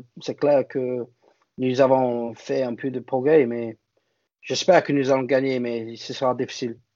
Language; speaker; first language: French; non-native, fluent; English